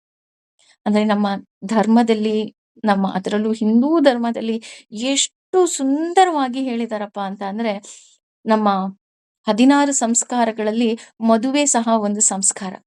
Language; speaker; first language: Kannada; native; Kannada